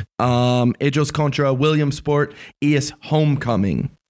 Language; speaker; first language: Spanish; non-native, learner; English